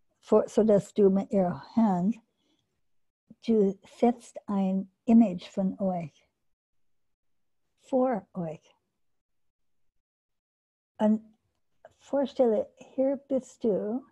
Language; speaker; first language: German; non-native, learner; English